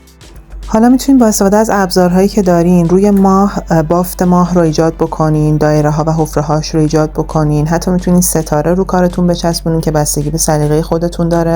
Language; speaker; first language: Persian; native; Persian